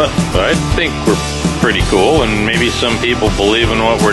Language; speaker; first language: English; native; English